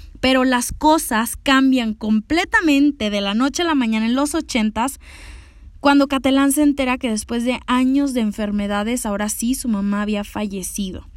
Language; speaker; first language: Spanish; native; Spanish